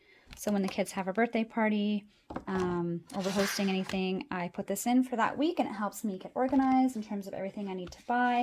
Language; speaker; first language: English; native; English